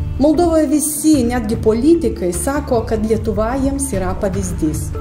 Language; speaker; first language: Lithuanian; non-native, fluent; Romanian